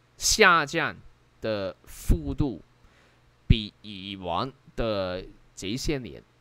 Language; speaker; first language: Chinese; non-native, local second language; Cantonese